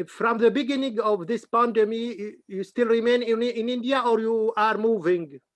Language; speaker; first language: English; non-native, fluent; Arabic